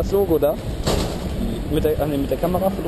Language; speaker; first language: German; native; German